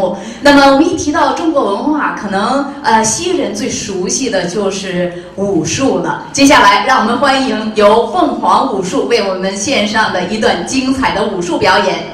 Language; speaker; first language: Chinese; native; Chinese